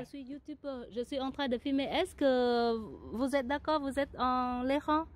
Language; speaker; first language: French; non-native, learner; Vietnamese